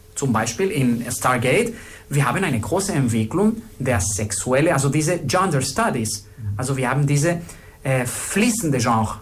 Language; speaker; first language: German; non-native, fluent; Spanish